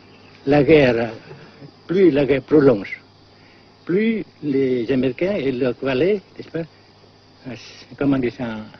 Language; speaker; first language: French; non-native, local second language; Vietnamese